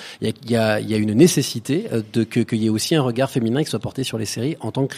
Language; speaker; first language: French; native; French